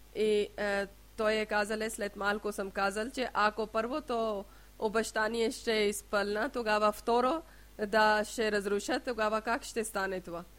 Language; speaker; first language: Bulgarian; non-native, learner; Urdu